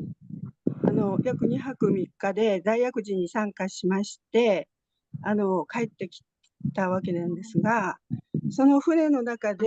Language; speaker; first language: Japanese; native; Japanese